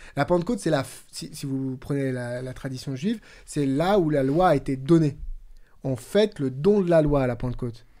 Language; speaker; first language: French; native; French